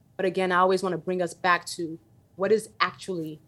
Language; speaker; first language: English; early bilingual, other home language; Yoruba